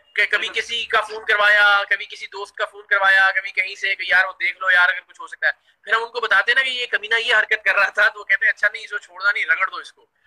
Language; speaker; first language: Urdu; native; Urdu